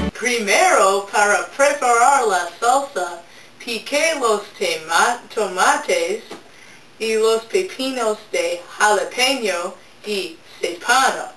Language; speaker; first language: Spanish; non-native, learner; English